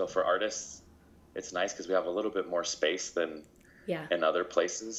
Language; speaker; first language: English; early bilingual, other home language; Spanish